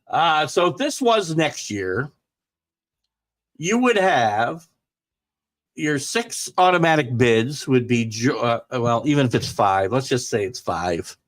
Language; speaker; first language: English; native; English